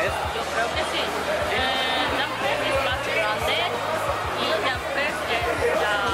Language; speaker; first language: Spanish; non-native, learner; Japanese